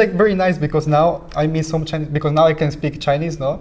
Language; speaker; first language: English; non-native, learner; Spanish